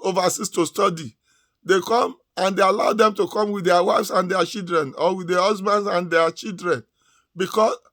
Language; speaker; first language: English; non-native, local second language; Yoruba